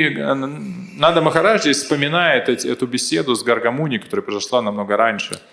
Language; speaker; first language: Russian; native; Russian